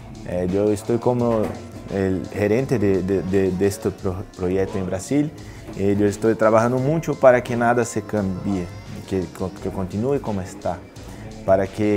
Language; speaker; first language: Spanish; non-native, learner; Portuguese